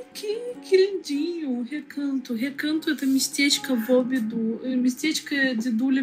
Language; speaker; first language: Portuguese; non-native, fluent; Russian